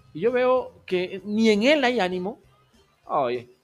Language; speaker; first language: Spanish; native; Spanish